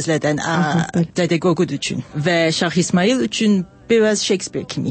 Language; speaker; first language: Azerbaijani; non-native, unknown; English